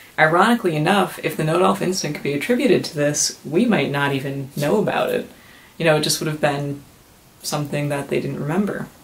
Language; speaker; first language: English; native; English